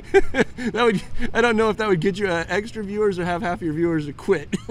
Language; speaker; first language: English; native; English